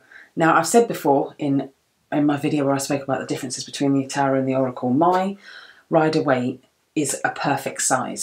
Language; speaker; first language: English; native; English